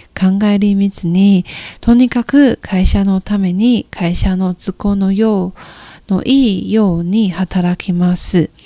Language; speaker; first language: Japanese; non-native, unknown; Chinese